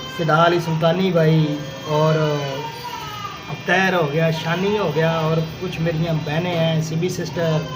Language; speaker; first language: Urdu; non-native, local second language; Punjabi